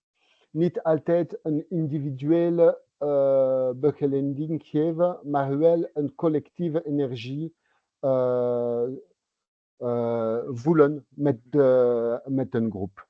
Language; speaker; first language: Dutch; non-native, local second language; French